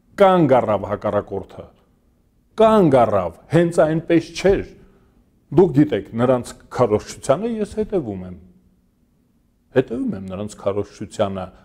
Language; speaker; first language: Armenian; native; Armenian